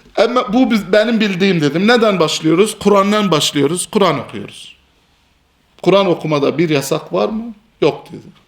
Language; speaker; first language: Turkish; non-native, fluent; Albanian